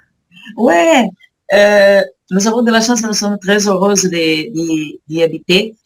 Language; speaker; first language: French; non-native, learner; Portuguese